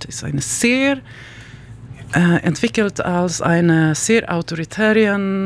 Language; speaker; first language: German; non-native, learner; Swedish